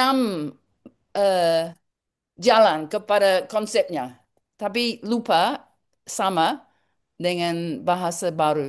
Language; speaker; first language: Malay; non-native, learner; English